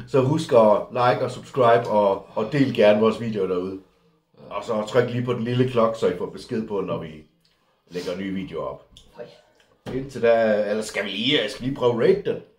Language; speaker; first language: Danish; native; Danish